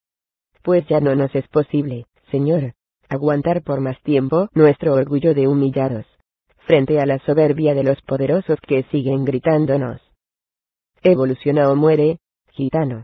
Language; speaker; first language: Spanish; native; Spanish